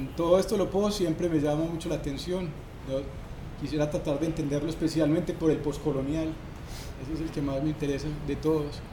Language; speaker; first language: Spanish; native; Spanish